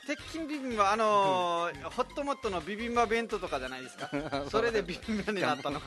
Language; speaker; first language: Japanese; non-native, fluent; Nepali